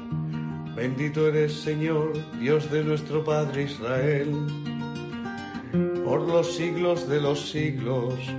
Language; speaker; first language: Spanish; native; Spanish